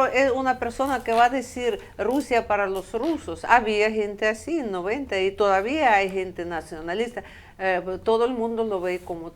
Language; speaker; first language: Spanish; non-native, fluent; Russian